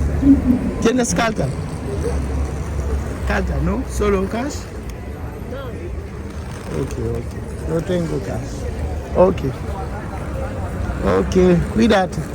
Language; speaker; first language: Spanish; non-native, learner; Haitian Creole